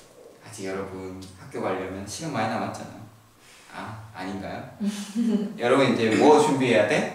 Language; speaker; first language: Korean; native; Korean